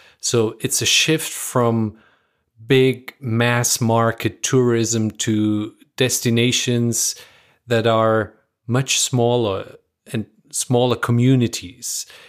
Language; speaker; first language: English; non-native, fluent; Persian